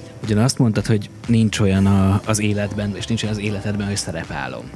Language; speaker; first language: Hungarian; native; Hungarian